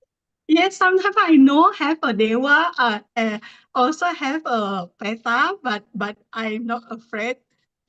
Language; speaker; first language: English; non-native, learner; Thai